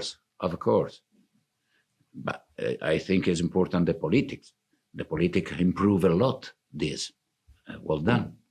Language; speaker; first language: English; non-native, fluent; Italian